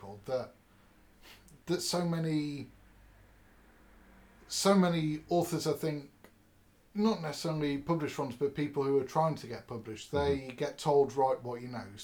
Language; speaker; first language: English; native; English